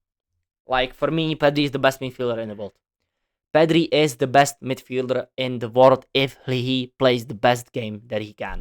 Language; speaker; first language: English; non-native, fluent; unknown